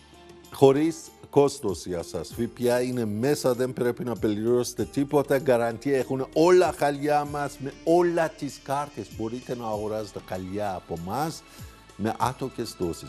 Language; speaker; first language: Greek; non-native, learner; Persian